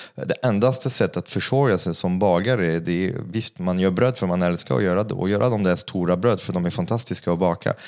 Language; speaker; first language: Swedish; non-native, fluent; French